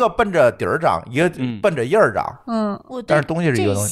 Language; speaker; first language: Chinese; native; Chinese